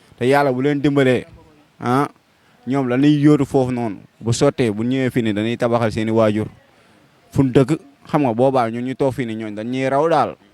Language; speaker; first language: Wolof; native; Wolof